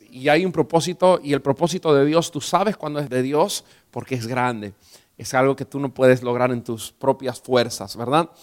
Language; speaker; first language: Spanish; early bilingual, heritage; Spanish